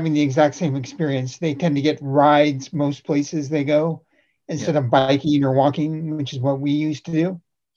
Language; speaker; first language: English; native; English